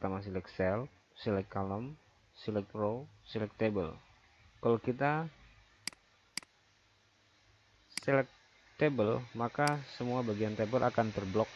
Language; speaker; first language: Indonesian; native; Indonesian